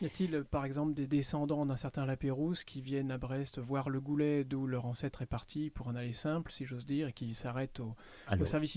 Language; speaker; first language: French; native; French